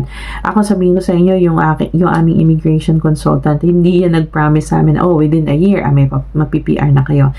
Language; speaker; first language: Filipino; native; Filipino